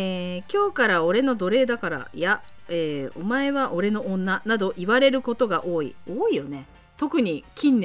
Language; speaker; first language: Japanese; native; Japanese